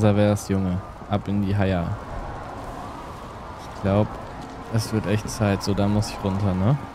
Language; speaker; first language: German; native; German